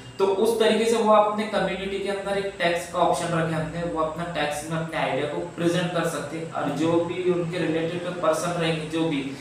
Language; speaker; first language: Hindi; non-native, local second language; Urdu